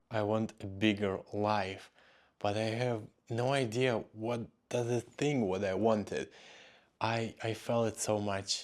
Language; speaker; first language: English; non-native, fluent; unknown